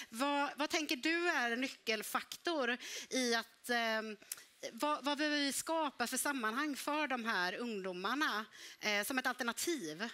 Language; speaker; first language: Swedish; native; Swedish